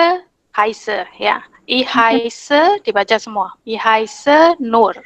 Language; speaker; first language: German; non-native, fluent; Indonesian